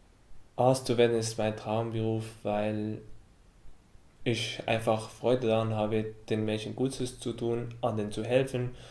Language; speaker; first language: German; early bilingual, other home language; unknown